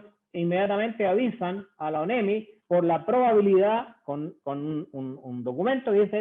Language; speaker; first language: Spanish; native; Spanish